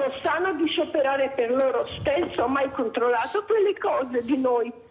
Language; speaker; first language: Italian; non-native, fluent; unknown